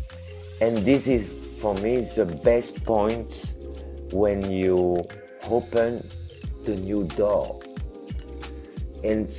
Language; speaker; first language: English; non-native, learner; French